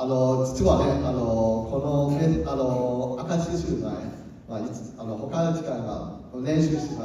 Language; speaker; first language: Japanese; non-native, learner; Cantonese